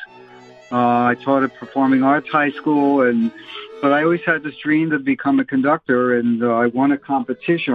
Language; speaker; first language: English; native; English